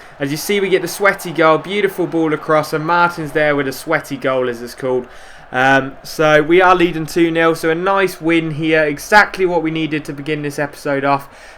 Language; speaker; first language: English; native; English